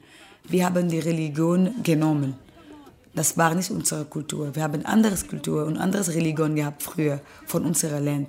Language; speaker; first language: German; non-native, learner; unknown